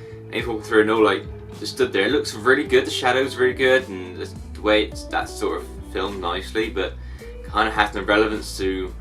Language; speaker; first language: English; native; English